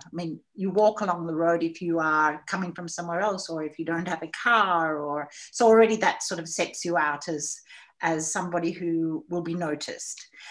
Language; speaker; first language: English; native; English